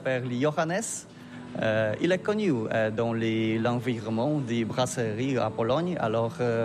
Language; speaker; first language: French; non-native, learner; Polish